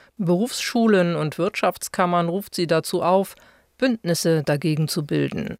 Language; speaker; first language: German; native; German